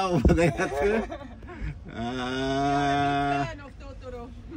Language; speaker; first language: English; non-native, learner; Japanese